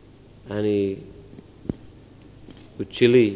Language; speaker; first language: Russian; non-native, fluent; English